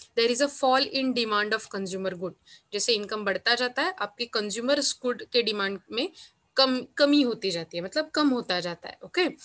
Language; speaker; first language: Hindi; non-native, local second language; Marathi